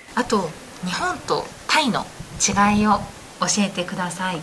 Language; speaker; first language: Japanese; native; Japanese